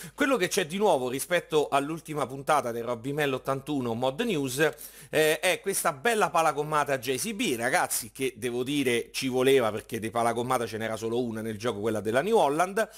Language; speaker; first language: Italian; native; Italian